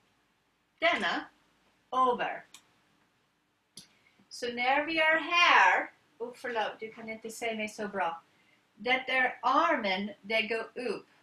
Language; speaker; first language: Swedish; non-native, learner; English